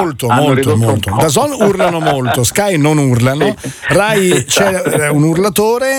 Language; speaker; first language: Italian; native; Italian